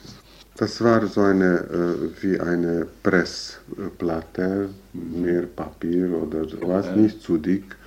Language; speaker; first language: German; non-native, fluent; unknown